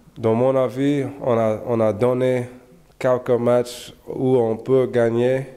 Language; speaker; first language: French; non-native, learner; English